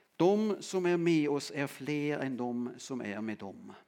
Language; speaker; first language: Swedish; non-native, fluent; German